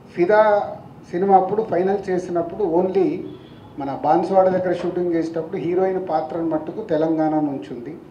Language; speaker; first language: Telugu; native; Telugu